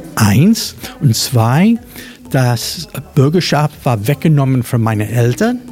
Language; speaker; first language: German; non-native, learner; English